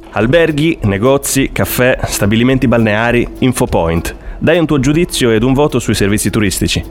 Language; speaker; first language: Italian; native; Italian